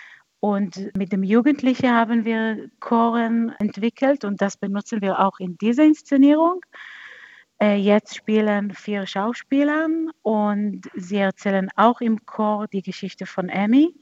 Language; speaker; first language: German; non-native, fluent; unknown